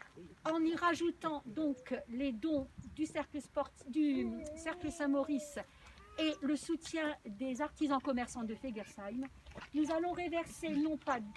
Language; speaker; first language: French; native; French